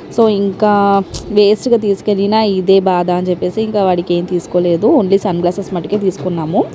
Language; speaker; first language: Telugu; non-native, local second language; Tamil